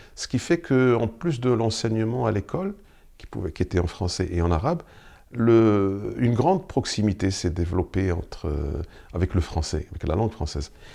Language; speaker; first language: French; non-native, local second language; Arabic